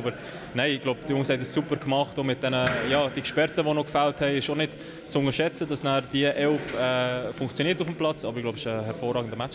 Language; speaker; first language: German; native; German